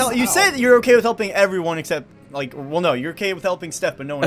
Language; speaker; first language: English; native; English